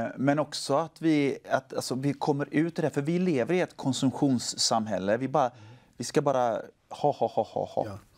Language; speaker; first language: Swedish; native; Swedish